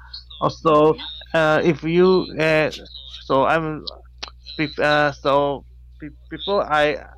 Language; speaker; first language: English; non-native, learner; Chinese